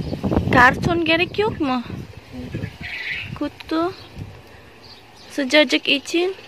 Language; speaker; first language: Turkish; non-native, learner; Indonesian